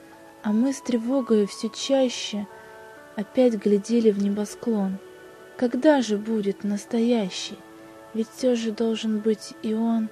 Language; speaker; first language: Russian; native; Russian